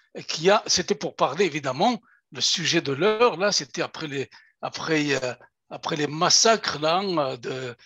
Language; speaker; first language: French; non-native, local second language; Kabyle